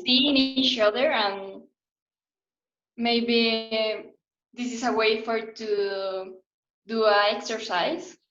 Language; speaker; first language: English; non-native, learner; Spanish